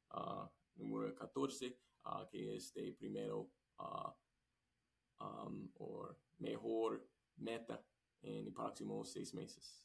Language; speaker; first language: Spanish; non-native, learner; English